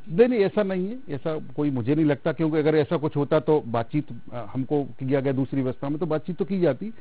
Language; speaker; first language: Hindi; native; Hindi